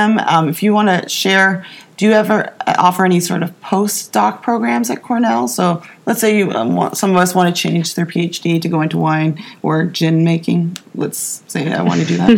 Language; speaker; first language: English; native; English